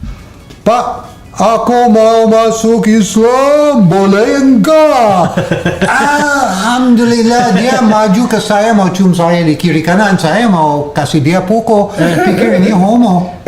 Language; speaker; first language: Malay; non-native, fluent; English